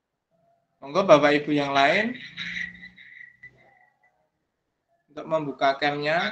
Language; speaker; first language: Indonesian; native; Indonesian